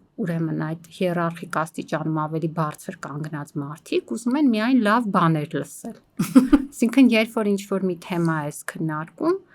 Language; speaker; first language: Armenian; native; Armenian